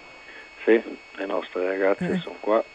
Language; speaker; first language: Italian; non-native, local second language; German